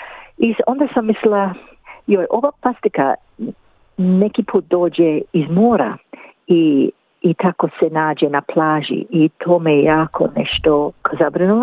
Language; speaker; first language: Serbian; early bilingual, heritage; English